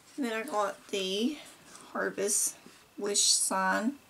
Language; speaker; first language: English; native; English